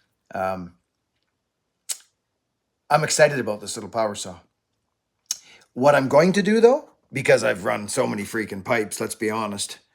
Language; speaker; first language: English; native; English